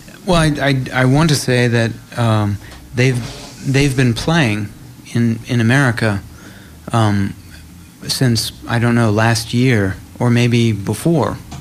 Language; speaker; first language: English; native; English